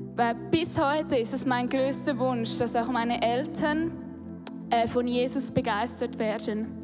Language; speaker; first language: German; native; German